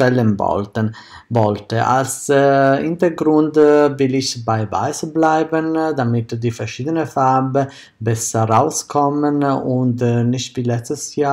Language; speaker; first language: German; non-native, fluent; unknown